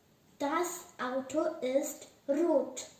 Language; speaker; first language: German; non-native, learner; Hindi